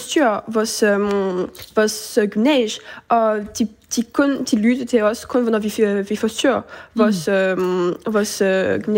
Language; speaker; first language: Danish; early bilingual, heritage; Danish